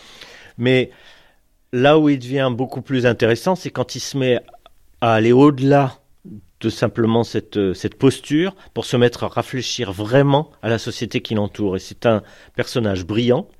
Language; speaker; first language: French; native; French